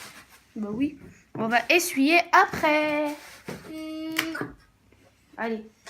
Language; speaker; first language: French; native; French